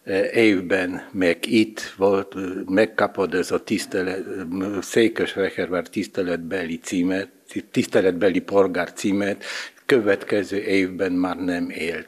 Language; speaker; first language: Hungarian; non-native, learner; Polish